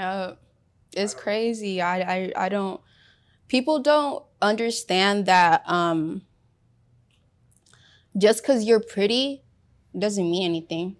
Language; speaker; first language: English; early bilingual, other home language; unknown